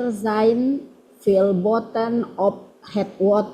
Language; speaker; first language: Dutch; non-native, learner; Indonesian